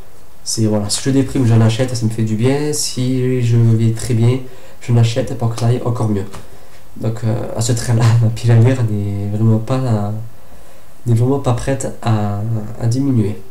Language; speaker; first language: French; native; French